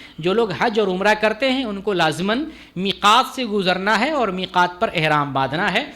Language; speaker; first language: Urdu; native; Urdu